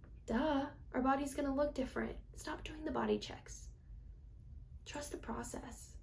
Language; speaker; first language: English; native; English